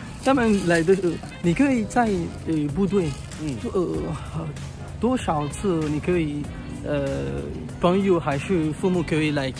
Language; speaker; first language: Chinese; non-native, learner; French